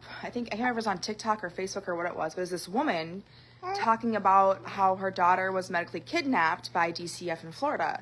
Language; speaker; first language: English; native; English